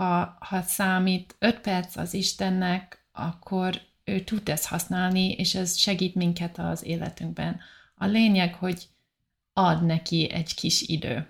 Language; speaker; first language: Hungarian; non-native, learner; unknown